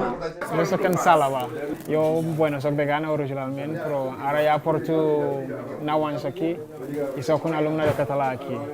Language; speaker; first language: Catalan; non-native, fluent; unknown